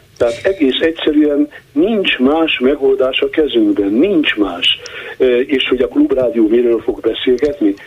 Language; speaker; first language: Hungarian; native; Hungarian